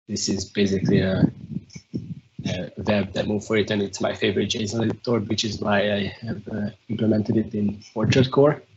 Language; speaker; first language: English; non-native, fluent; Hungarian